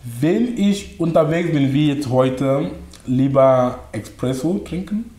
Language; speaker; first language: German; non-native, fluent; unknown